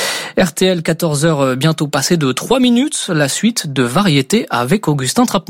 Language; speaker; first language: French; native; French